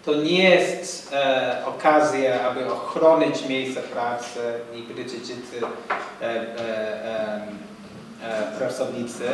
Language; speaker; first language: Polish; non-native, fluent; English